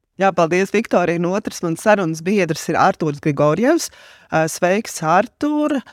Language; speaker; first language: Latvian; native; Latvian